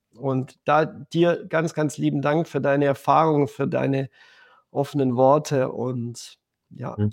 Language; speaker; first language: German; native; German